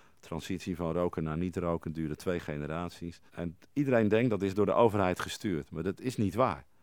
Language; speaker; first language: Dutch; native; Dutch